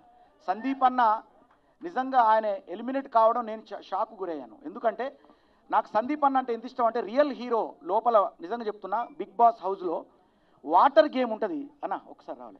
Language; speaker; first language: Telugu; native; Telugu